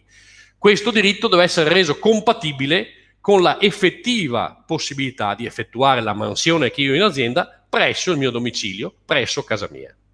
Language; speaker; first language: Italian; native; Italian